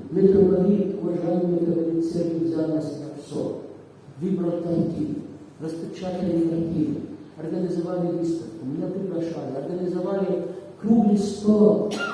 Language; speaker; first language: Russian; non-native, fluent; Arabic